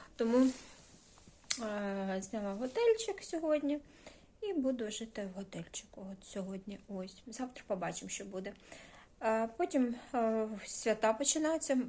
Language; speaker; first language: Ukrainian; non-native, local second language; Russian